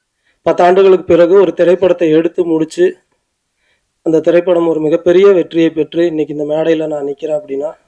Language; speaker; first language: Tamil; native; Tamil